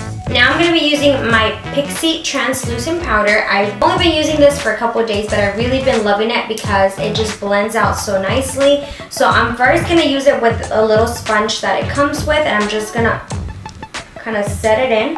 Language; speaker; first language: English; early bilingual, other home language; Spanish